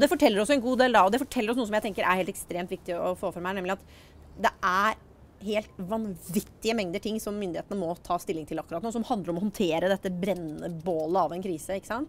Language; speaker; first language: Norwegian; native; Norwegian